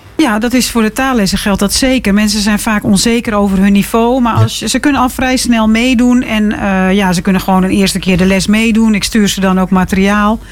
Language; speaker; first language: Dutch; native; Dutch